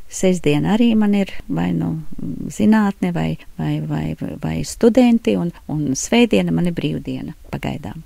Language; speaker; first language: Latvian; native; Latvian